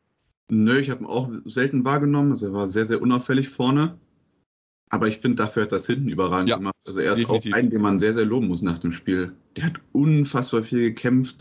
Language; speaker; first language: German; native; German